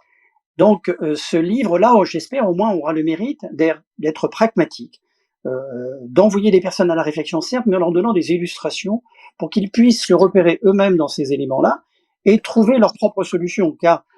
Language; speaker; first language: French; native; French